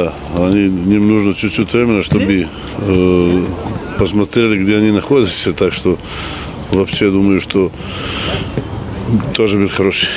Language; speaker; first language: Russian; non-native, fluent; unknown